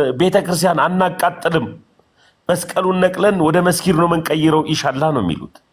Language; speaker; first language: Amharic; non-native, local second language; Oromo